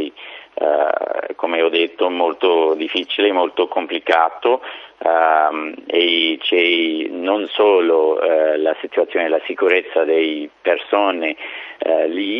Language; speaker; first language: Italian; non-native, fluent; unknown